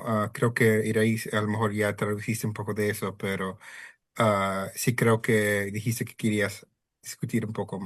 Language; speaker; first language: Spanish; early bilingual, heritage; Spanish